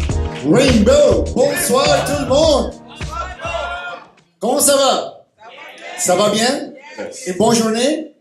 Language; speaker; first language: French; non-native, fluent; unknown